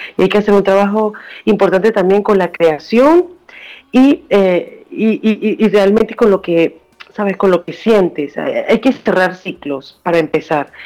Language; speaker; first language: Spanish; native; Spanish